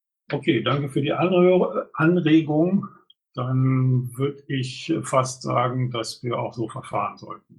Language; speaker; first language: German; native; German